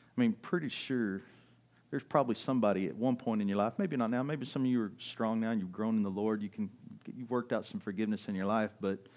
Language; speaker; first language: English; early bilingual, other home language; German